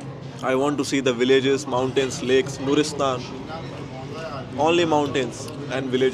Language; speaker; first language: English; non-native, local second language; Hindi